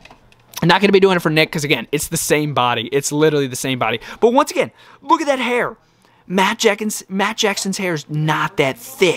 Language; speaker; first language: English; native; English